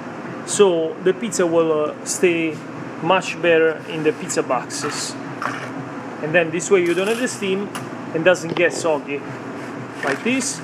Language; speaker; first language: English; non-native, fluent; Italian